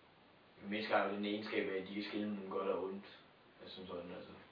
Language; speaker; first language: Danish; native; Danish